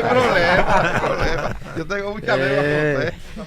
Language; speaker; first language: Spanish; native; Spanish